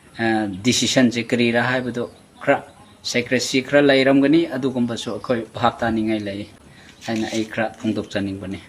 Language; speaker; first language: Manipuri; non-native, local second language; Tangkhul Naga (India)